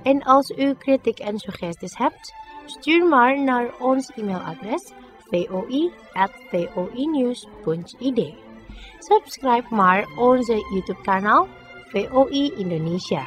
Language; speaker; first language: Dutch; non-native, fluent; Indonesian